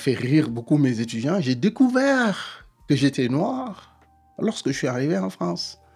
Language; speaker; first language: French; non-native, local second language; Wolof